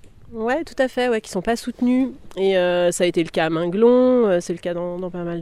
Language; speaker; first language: French; native; French